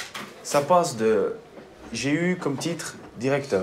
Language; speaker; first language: French; native; French